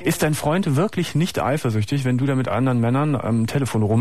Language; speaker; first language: German; native; German